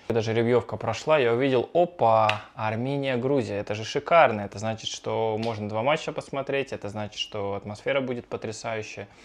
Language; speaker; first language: Russian; native; Russian